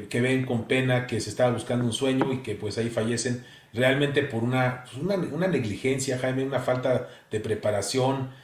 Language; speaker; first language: Spanish; native; Spanish